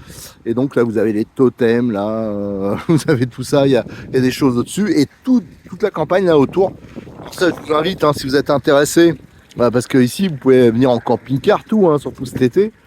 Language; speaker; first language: French; native; French